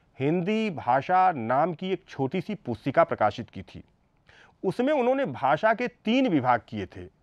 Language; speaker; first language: Hindi; native; Hindi